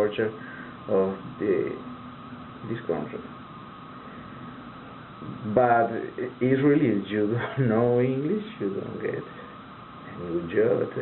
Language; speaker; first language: English; non-native, learner; Spanish